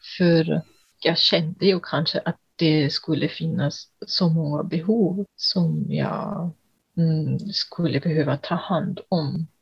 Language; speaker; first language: Swedish; non-native, fluent; German